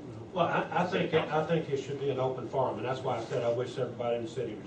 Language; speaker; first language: English; native; English